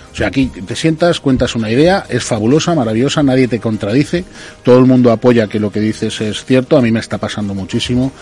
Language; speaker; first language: Spanish; native; Spanish